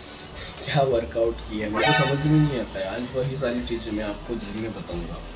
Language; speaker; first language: Hindi; native; Hindi